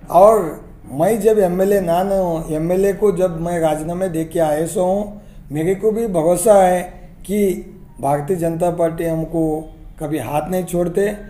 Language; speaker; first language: Hindi; non-native, local second language; Kannada